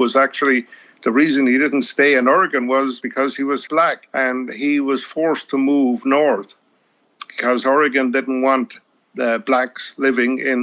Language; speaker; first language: English; native; English